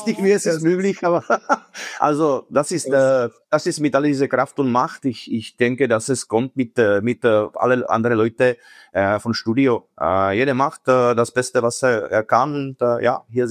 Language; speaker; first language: German; non-native, fluent; Czech